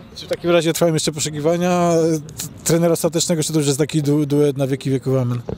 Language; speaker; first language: Polish; native; Polish